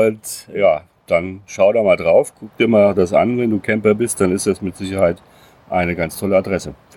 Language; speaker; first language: German; native; German